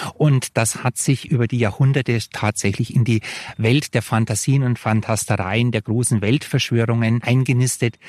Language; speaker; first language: German; native; German